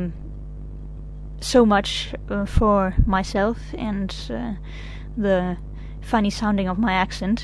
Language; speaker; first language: English; non-native, fluent; Catalan